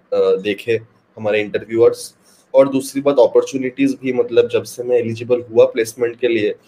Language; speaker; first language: Hindi; non-native, local second language; Bangla